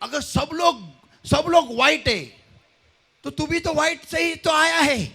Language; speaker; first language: Hindi; non-native, local second language; Marathi